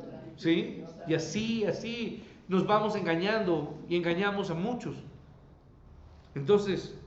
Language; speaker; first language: Spanish; native; Spanish